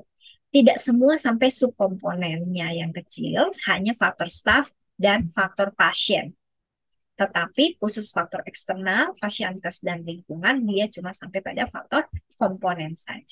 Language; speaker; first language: Indonesian; native; Indonesian